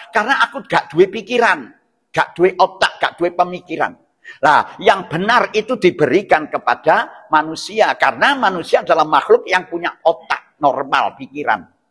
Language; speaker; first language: Indonesian; non-native, local second language; Javanese